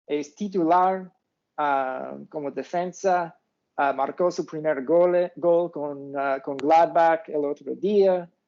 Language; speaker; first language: Spanish; non-native, fluent; English